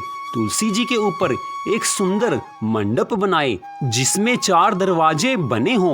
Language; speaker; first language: Hindi; native; Hindi